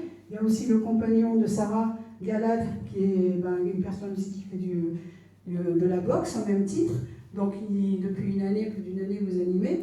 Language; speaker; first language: French; native; French